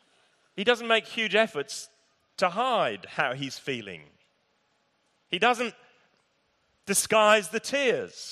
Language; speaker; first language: English; native; English